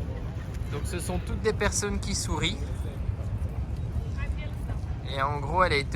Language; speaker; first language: French; native; French